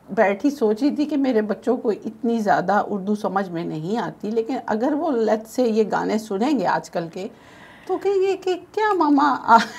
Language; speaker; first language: Urdu; native; Urdu